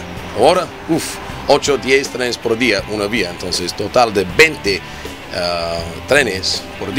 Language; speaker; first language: Spanish; non-native, learner; English